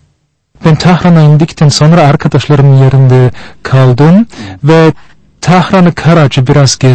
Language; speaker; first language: Turkish; non-native, fluent; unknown